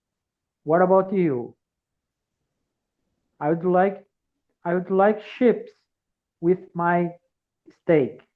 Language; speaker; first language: English; non-native, learner; Portuguese